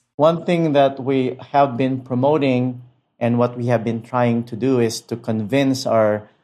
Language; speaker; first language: English; non-native, local second language; Filipino